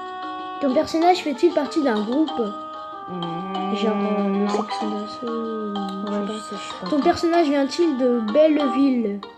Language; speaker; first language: French; native; French